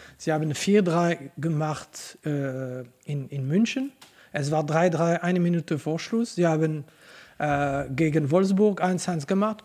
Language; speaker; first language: German; non-native, local second language; French